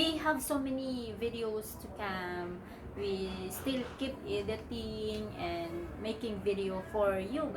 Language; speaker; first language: English; non-native, local second language; Filipino